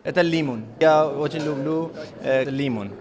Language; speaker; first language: Russian; non-native, learner; Persian